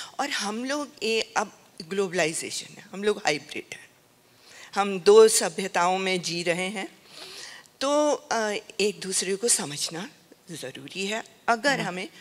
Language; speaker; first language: Hindi; native; Hindi